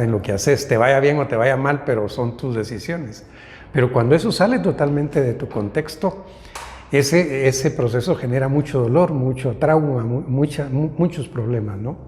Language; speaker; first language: Spanish; native; Spanish